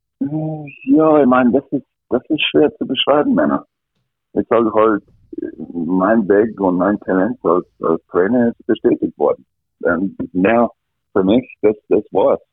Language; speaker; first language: German; non-native, fluent; English